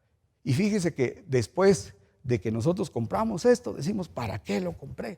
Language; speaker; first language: Spanish; native; Spanish